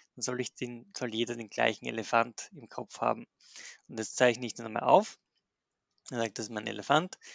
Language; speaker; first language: German; native; German